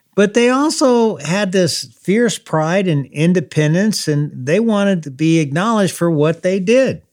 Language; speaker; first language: English; native; English